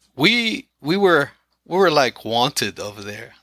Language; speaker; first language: English; non-native, fluent; Arabic